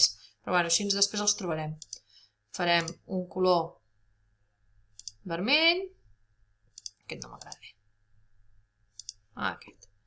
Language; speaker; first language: Catalan; native; Catalan